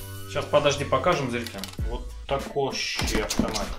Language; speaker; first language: Russian; native; Russian